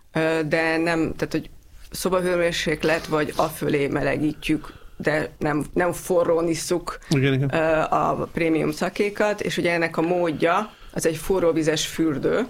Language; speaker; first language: Hungarian; native; Hungarian